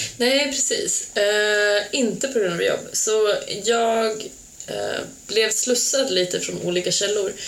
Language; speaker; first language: Swedish; early bilingual, other home language; Hungarian